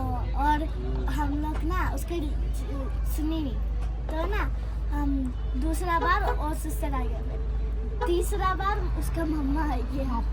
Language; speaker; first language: Hindi; non-native, learner; Malayalam